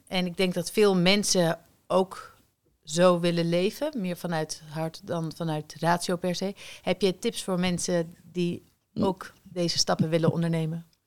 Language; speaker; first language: Dutch; native; Dutch